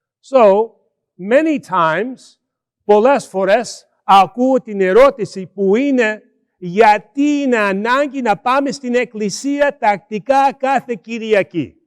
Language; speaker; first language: Greek; early bilingual, heritage; Greek